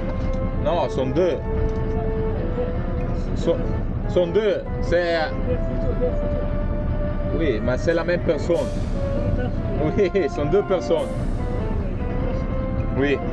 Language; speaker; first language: French; non-native, learner; Italian